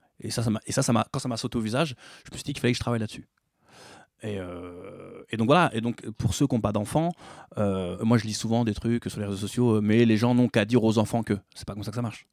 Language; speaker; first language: French; native; French